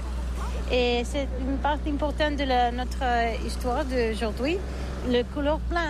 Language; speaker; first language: French; non-native, learner; Catalan